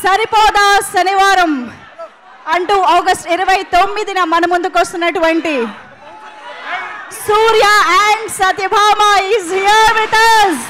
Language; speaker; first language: Telugu; native; Telugu